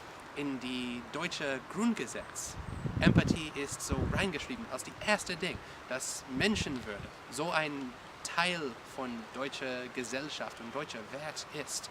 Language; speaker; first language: German; non-native, learner; English